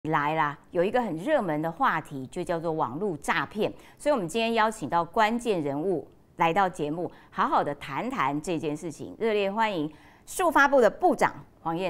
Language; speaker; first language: Chinese; native; Chinese